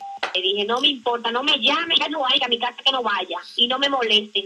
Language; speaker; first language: Spanish; native; Spanish